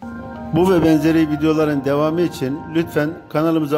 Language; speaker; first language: Turkish; native; Turkish